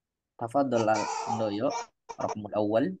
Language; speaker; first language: Arabic; non-native, fluent; Indonesian